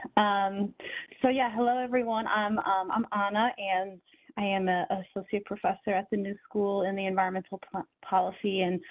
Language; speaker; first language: English; native; English